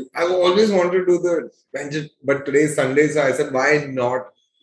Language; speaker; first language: English; non-native, local second language; Hindi